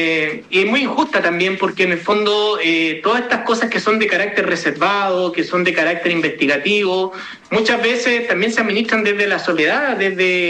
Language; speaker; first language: Spanish; native; Spanish